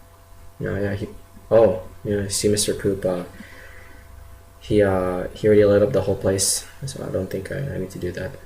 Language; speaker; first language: English; native; English